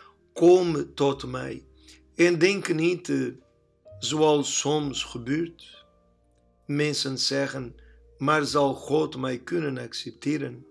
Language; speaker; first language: Dutch; non-native, learner; Portuguese